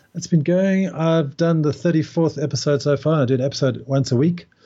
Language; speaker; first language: English; native; English